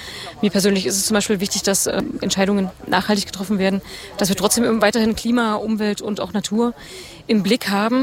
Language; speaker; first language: German; native; German